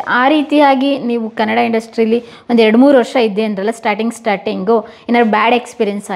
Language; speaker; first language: Kannada; native; Kannada